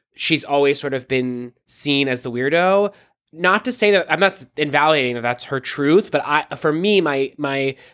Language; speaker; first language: English; native; English